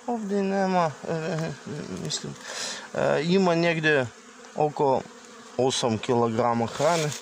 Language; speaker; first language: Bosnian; non-native, learner; Russian